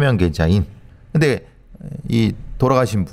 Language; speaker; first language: Korean; native; Korean